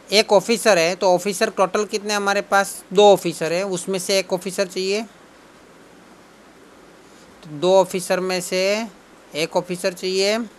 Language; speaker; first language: Hindi; non-native, local second language; Gujarati